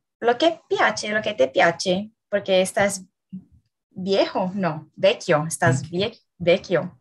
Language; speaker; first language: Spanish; non-native, learner; Portuguese